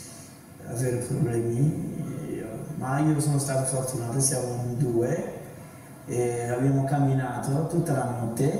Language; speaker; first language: Italian; non-native, fluent; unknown